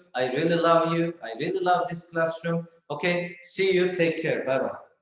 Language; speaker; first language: English; non-native, fluent; Turkish